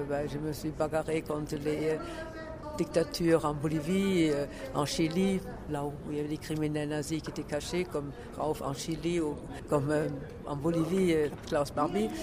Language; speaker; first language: French; non-native, fluent; German